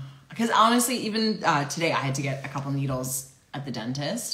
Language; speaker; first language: English; native; English